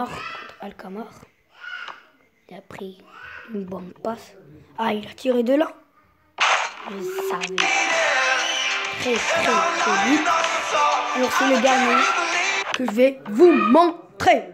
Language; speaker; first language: French; non-native, local second language; Arabic